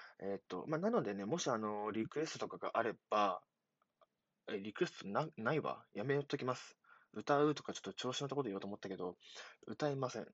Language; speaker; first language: Japanese; native; Japanese